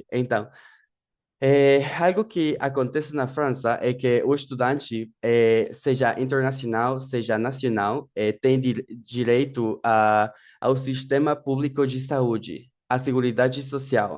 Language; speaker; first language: Portuguese; non-native, fluent; Spanish